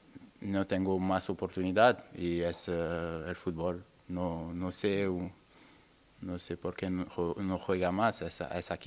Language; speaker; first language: Spanish; non-native, learner; French